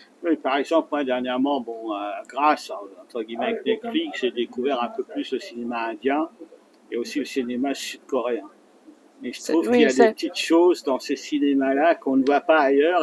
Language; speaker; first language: French; native; French